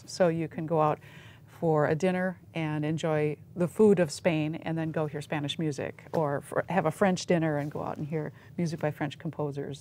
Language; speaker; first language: English; native; English